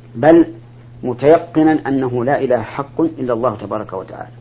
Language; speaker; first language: Arabic; native; Arabic